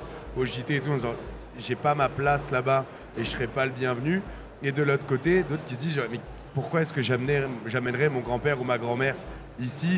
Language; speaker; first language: French; native; French